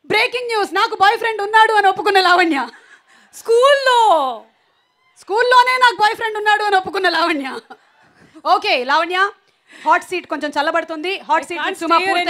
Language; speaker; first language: Telugu; native; Telugu